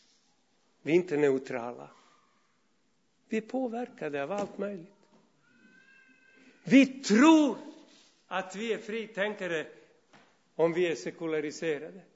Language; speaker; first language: Swedish; non-native, fluent; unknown